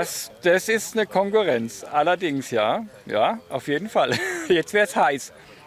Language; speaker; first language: German; native; German